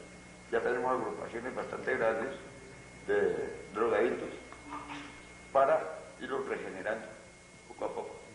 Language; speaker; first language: Spanish; native; Spanish